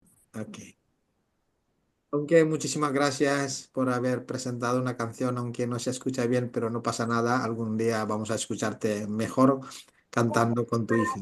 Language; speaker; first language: Spanish; non-native, fluent; Indonesian